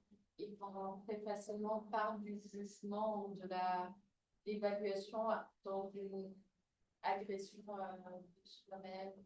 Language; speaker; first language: French; non-native, fluent; Spanish